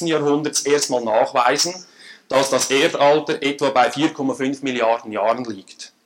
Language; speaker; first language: German; native; German